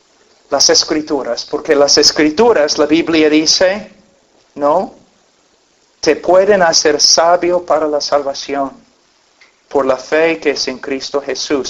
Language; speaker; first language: Spanish; non-native, fluent; English